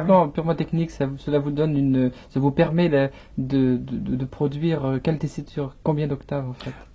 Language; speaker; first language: French; native; French